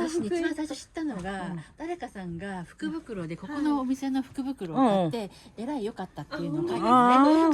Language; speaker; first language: Japanese; native; Japanese